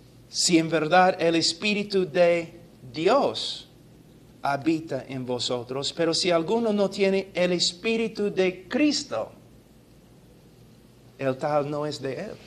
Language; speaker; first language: Spanish; non-native, fluent; English